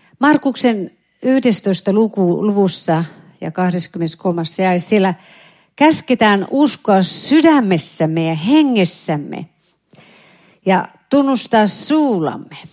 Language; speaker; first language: Finnish; native; Finnish